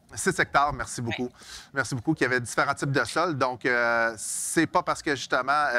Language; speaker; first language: French; native; French